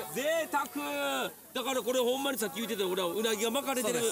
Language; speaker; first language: Japanese; native; Japanese